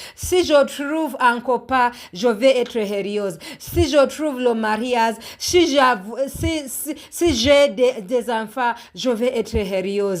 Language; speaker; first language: French; non-native, learner; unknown